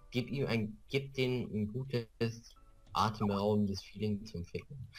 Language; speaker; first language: German; native; German